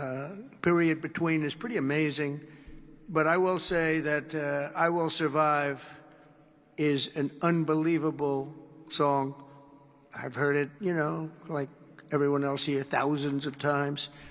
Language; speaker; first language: English; native; English